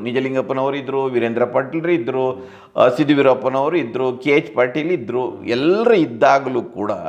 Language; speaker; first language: Kannada; non-native, local second language; Tulu